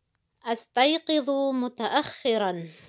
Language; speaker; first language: Arabic; non-native, fluent; Indonesian